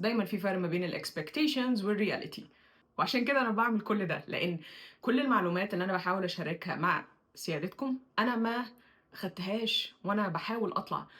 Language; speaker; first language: Arabic; native; Arabic